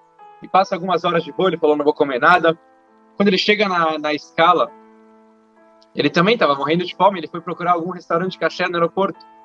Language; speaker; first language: Portuguese; native; Portuguese